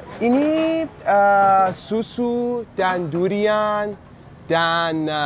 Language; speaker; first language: Indonesian; non-native, learner; Persian